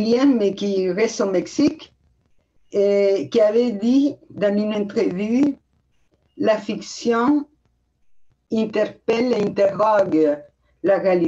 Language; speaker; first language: French; non-native, fluent; Spanish